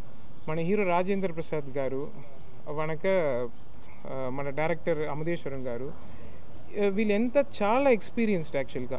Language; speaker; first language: Telugu; non-native, learner; Tamil